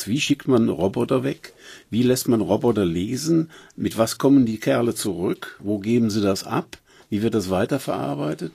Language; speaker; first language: German; native; German